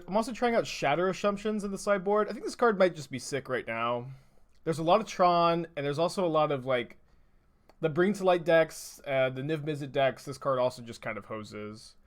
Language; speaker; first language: English; native; English